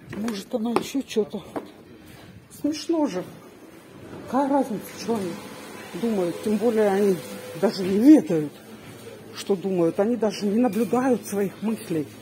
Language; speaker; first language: Russian; non-native, local second language; Tajik